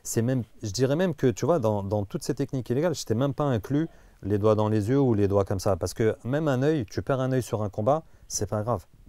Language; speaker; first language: French; native; French